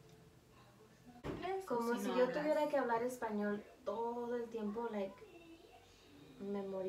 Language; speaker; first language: Spanish; early bilingual, heritage; Spanish